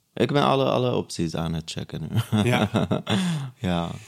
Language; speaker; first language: Dutch; non-native, fluent; Arabic